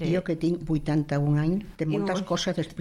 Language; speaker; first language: Catalan; non-native, local second language; Spanish